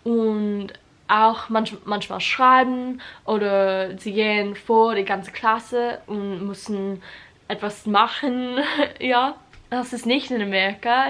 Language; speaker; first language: German; non-native, learner; English